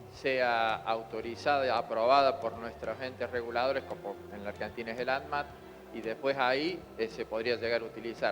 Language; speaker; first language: Spanish; native; Spanish